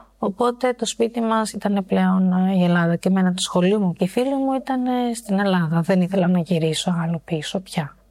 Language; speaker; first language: Greek; early bilingual, other home language; Albanian